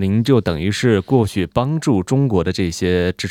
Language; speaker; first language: Chinese; native; Chinese